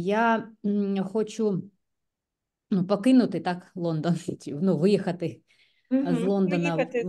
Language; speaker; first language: Ukrainian; non-native, local second language; Russian